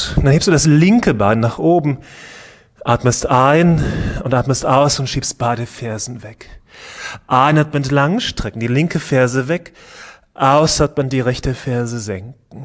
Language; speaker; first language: German; native; German